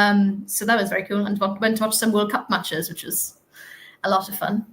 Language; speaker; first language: English; native; English